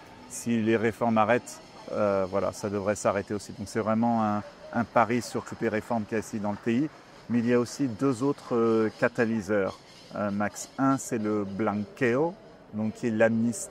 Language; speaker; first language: French; native; French